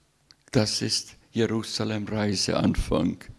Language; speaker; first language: German; non-native, learner; Russian